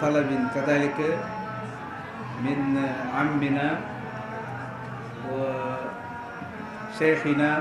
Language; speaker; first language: Arabic; non-native, fluent; Wolof